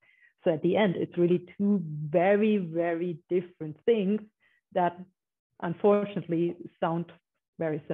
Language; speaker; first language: English; non-native, fluent; German